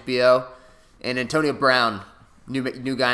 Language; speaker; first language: English; native; English